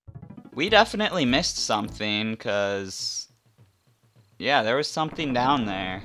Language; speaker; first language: English; native; English